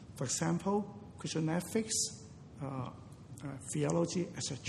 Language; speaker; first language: English; non-native, local second language; Cantonese